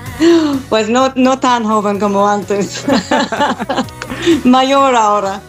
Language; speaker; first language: Spanish; non-native, fluent; English